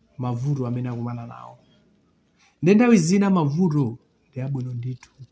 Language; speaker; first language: Nyanja; non-native, local second language; Tumbuka